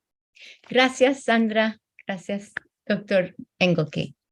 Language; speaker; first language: Spanish; non-native, fluent; English